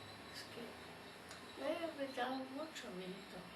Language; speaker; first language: Spanish; non-native, fluent; German